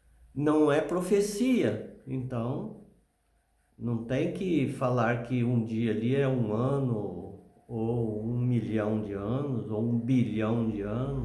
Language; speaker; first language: Portuguese; native; Portuguese